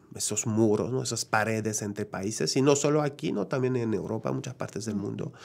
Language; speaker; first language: Spanish; non-native, fluent; French